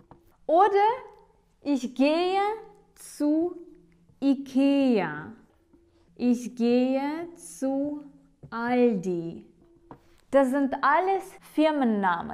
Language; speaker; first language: German; non-native, fluent; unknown